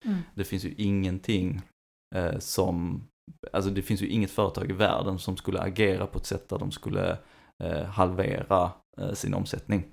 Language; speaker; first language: Swedish; native; Swedish